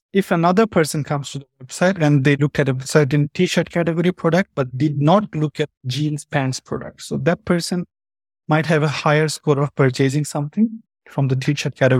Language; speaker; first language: English; non-native, fluent; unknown